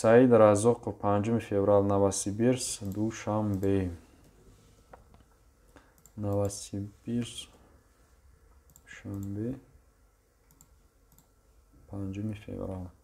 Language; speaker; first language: Russian; non-native, local second language; Tajik